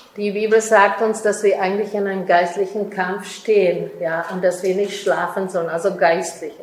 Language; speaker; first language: German; non-native, fluent; Czech